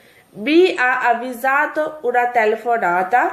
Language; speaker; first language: Italian; non-native, fluent; Urdu